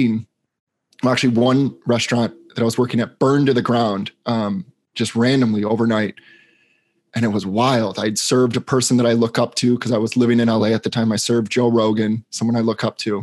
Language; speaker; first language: English; native; English